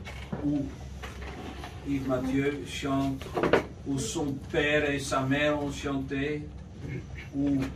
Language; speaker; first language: French; non-native, learner; Dutch